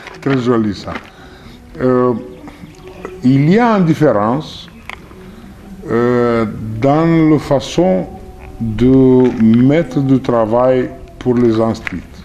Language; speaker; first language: French; non-native, fluent; Romanian